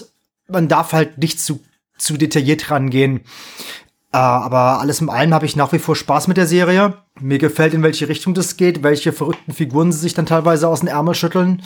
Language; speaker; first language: German; native; German